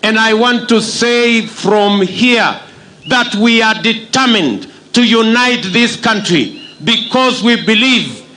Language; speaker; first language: English; non-native, local second language; Kalenjin